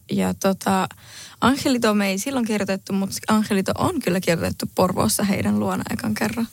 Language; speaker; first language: Finnish; early bilingual, other home language; Spanish